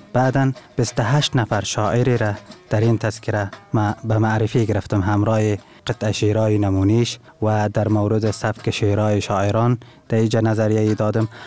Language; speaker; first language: Persian; non-native, local second language; Turkmen